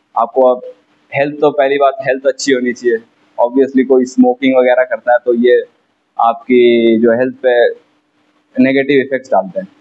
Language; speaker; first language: Hindi; native; Hindi